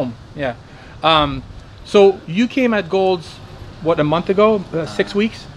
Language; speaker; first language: English; native; English